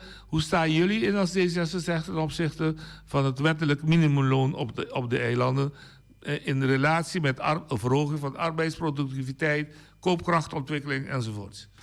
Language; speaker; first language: Dutch; non-native, local second language; Papiamento